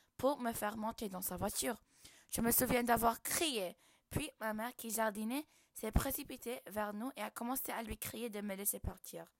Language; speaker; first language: French; non-native, local second language; Arabic